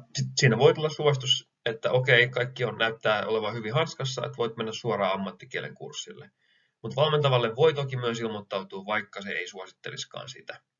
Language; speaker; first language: Finnish; native; Finnish